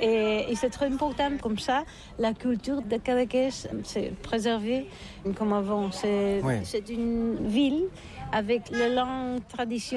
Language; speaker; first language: French; non-native, learner; Catalan